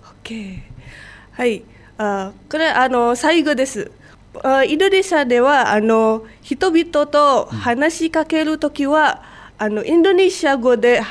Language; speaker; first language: Japanese; non-native, fluent; Indonesian